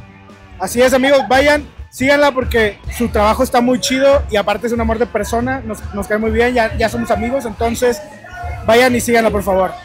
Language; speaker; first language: Spanish; native; Spanish